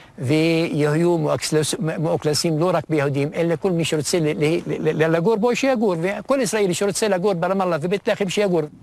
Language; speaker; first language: Hebrew; non-native, local second language; Arabic